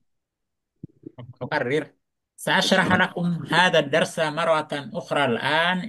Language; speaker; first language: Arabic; non-native, fluent; Indonesian